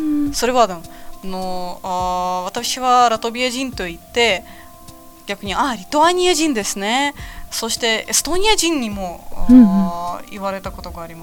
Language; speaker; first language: Japanese; non-native, fluent; Latvian